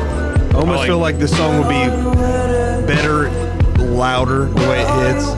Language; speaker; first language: English; native; English